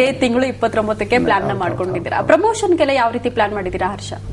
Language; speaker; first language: Kannada; native; Kannada